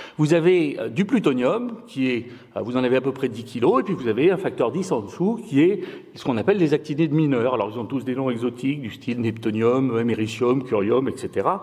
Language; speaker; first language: French; native; French